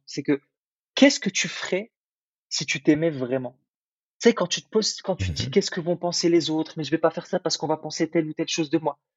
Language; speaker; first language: French; early bilingual, other home language; Arabic